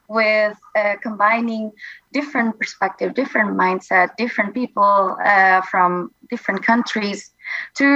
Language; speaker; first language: English; non-native, fluent; Indonesian